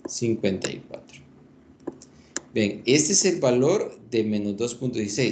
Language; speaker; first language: Spanish; native; Spanish